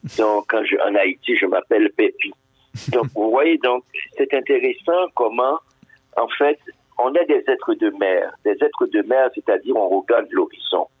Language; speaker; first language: French; non-native, local second language; Haitian Creole